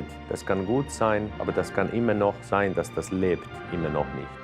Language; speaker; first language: German; non-native, fluent; Finnish